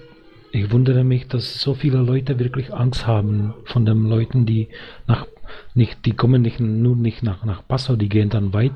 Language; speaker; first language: German; non-native, fluent; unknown